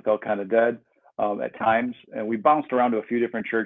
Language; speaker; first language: English; native; English